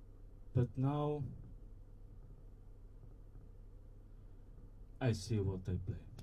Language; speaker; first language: English; non-native, learner; Bulgarian